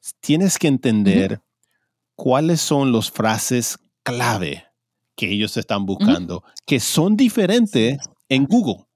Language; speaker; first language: Spanish; early bilingual, heritage; Spanish